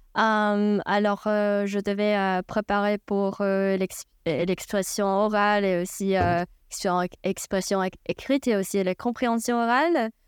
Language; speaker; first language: French; non-native, fluent; Chinese